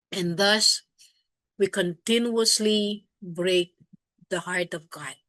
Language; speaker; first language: English; non-native, local second language; Filipino